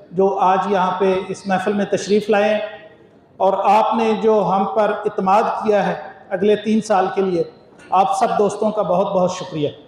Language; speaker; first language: Urdu; native; Urdu